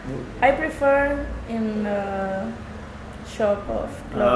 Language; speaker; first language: English; non-native, learner; Spanish